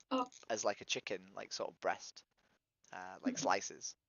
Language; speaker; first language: English; native; English